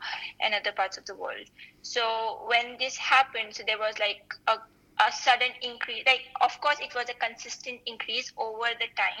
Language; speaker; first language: English; non-native, local second language; Hindi